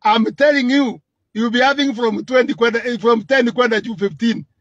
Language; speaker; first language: English; non-native, local second language; Swahili